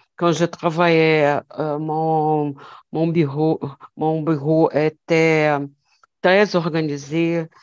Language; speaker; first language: French; non-native, learner; Portuguese